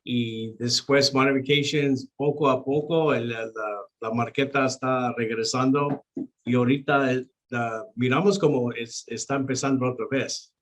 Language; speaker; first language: Spanish; non-native, local second language; English